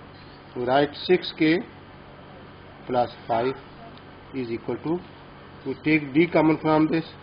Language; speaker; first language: English; non-native, local second language; Urdu